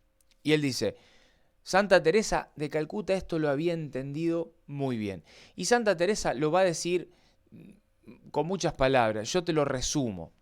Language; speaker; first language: Spanish; native; Spanish